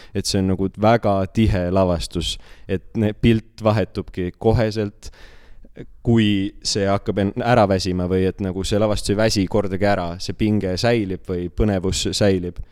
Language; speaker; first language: Estonian; native; Estonian